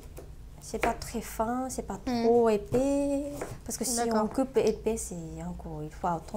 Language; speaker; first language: French; non-native, learner; Japanese